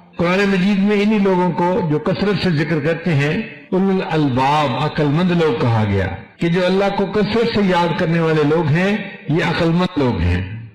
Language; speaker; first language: Urdu; non-native, local second language; Punjabi